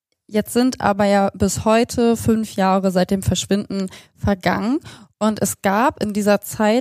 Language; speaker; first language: German; native; German